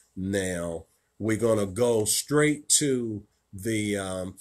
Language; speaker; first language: English; native; English